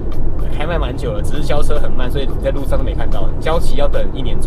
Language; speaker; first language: Chinese; native; Chinese